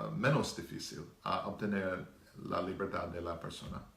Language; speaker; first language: Spanish; non-native, learner; English